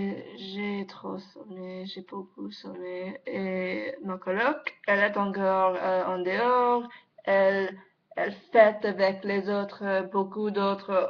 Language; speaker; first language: French; non-native, learner; English